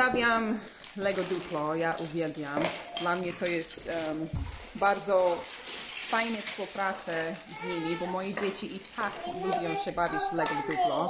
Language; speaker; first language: Polish; non-native, learner; English